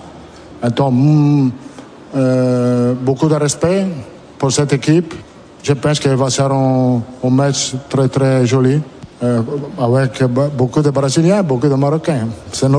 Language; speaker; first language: French; non-native, learner; Italian